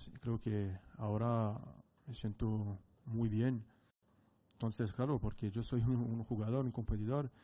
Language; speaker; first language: Spanish; non-native, fluent; French